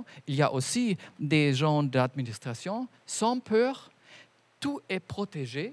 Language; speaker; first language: French; non-native, fluent; German